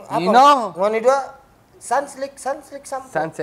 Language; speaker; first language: English; non-native, learner; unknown